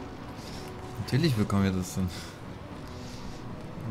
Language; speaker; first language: German; native; German